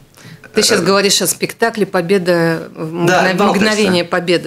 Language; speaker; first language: Russian; native; Russian